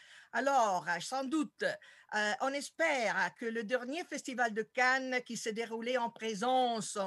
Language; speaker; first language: French; non-native, fluent; Italian